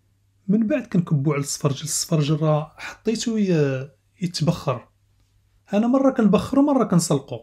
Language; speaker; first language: Arabic; native; Arabic